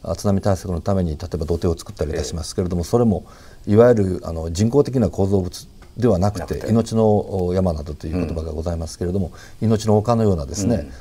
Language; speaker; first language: Japanese; native; Japanese